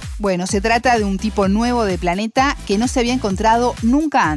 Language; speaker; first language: Spanish; native; Spanish